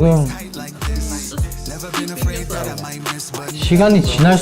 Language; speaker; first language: Korean; native; Korean